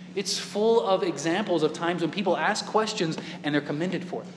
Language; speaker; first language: English; native; English